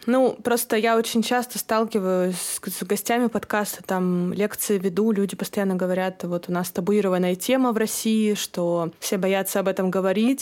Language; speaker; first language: Russian; native; Russian